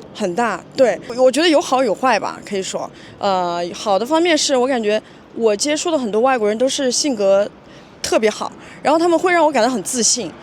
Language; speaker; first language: Chinese; native; Chinese